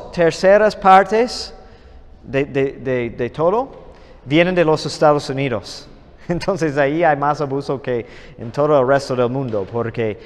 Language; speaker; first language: Spanish; non-native, fluent; English